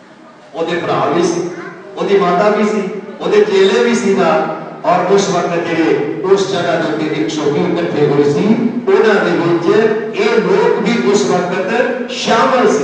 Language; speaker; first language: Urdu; non-native, local second language; Punjabi